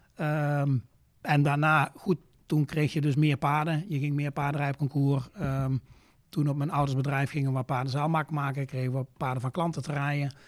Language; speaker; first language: Dutch; native; Dutch